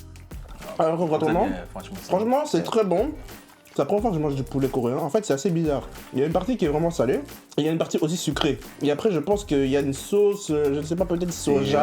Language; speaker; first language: French; native; French